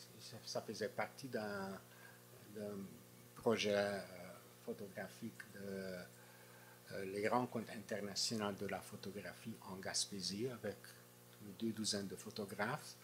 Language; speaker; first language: French; non-native, fluent; Hungarian